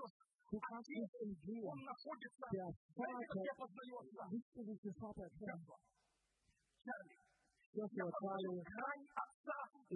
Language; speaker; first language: German; non-native, fluent; Russian